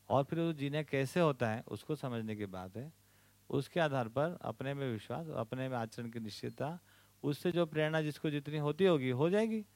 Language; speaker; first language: Hindi; native; Hindi